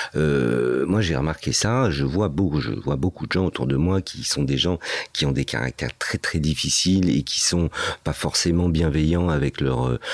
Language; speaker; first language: French; native; French